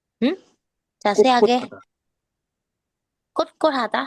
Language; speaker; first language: Korean; non-native, learner; Vietnamese